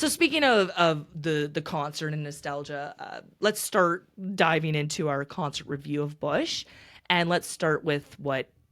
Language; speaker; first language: English; native; English